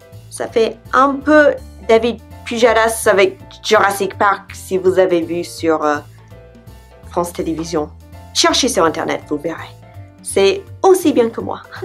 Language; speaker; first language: French; non-native, fluent; English